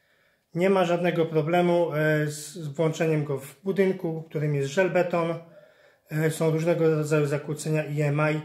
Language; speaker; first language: Polish; native; Polish